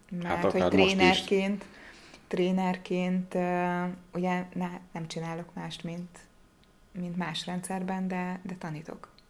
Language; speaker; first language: Hungarian; native; Hungarian